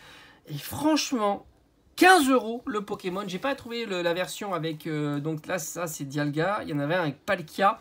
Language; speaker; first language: French; native; French